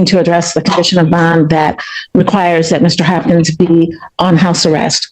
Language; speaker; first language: English; native; English